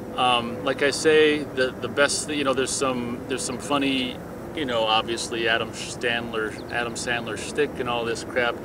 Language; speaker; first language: English; native; English